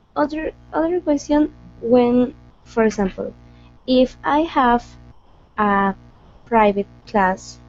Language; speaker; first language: English; non-native, learner; Spanish